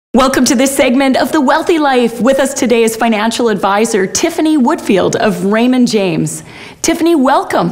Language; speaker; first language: English; native; English